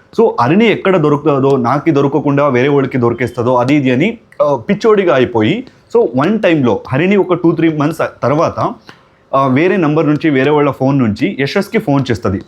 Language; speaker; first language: Telugu; non-native, local second language; Kannada